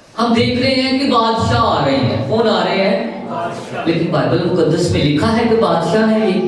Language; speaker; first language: Urdu; non-native, local second language; Punjabi